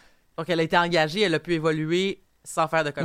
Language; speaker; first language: French; native; French